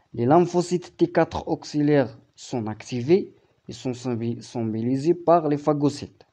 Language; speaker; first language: French; non-native, local second language; Arabic